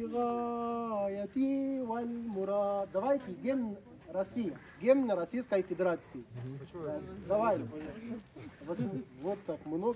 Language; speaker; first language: Russian; non-native, fluent; Arabic